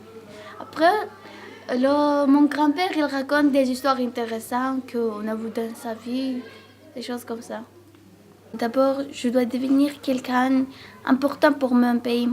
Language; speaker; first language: French; non-native, learner; Georgian